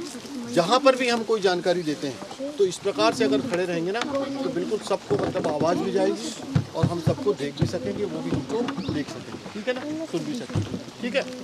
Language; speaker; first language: Hindi; native; Hindi